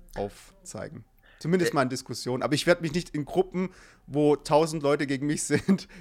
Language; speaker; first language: German; native; German